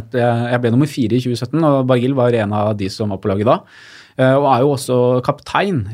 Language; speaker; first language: Norwegian; native; Norwegian